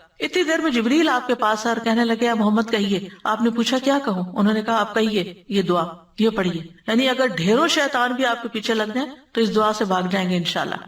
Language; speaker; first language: Urdu; native; Urdu